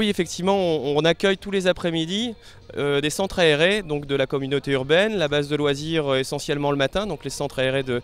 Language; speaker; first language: French; native; French